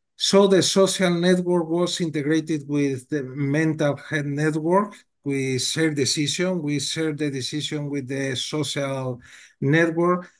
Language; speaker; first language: English; non-native, learner; Spanish